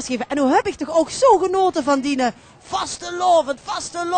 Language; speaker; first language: Dutch; native; Dutch